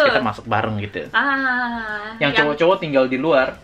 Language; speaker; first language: Indonesian; native; Indonesian